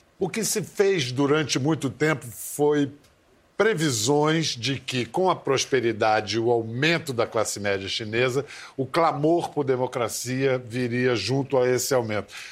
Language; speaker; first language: Portuguese; native; Portuguese